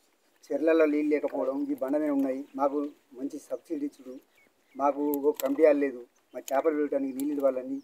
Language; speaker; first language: Telugu; native; Telugu